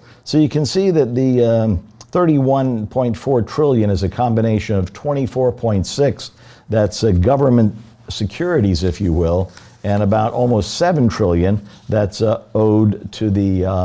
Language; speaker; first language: English; native; English